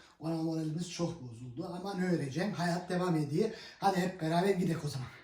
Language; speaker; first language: Turkish; early bilingual, heritage; Turkish